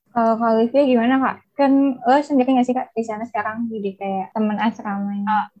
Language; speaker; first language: Indonesian; native; Indonesian